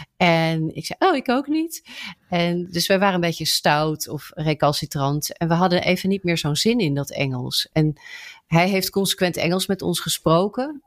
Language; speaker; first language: Dutch; native; Dutch